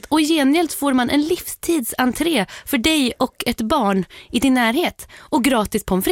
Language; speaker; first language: Swedish; native; Swedish